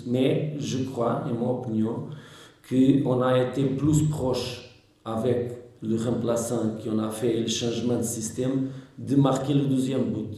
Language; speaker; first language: French; non-native, learner; Portuguese